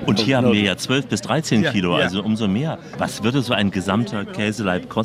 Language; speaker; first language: German; native; German